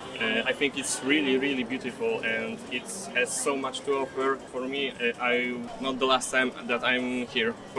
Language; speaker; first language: English; non-native, fluent; Polish